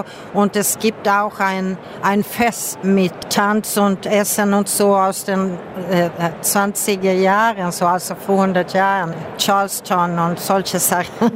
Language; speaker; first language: German; non-native, fluent; Swedish